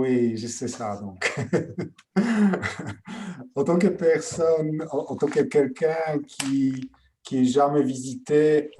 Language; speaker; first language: French; non-native, fluent; Polish